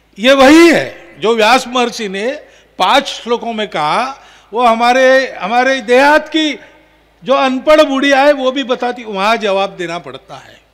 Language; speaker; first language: Hindi; non-native, local second language; Marathi